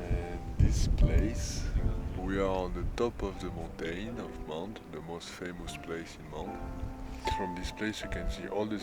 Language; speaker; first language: English; non-native, learner; French